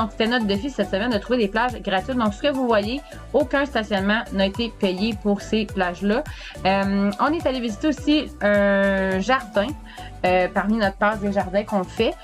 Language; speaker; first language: French; native; French